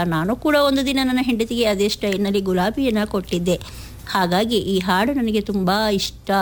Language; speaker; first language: Kannada; native; Kannada